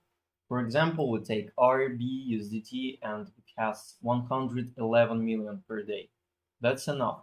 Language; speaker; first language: English; non-native, fluent; Russian